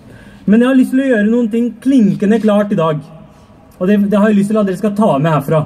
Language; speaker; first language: Norwegian; early bilingual, other home language; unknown